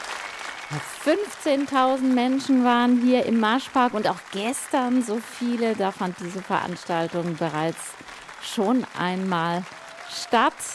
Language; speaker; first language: German; native; German